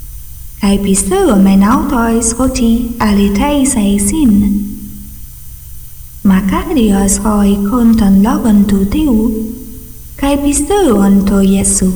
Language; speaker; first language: Greek; non-native, fluent; Portuguese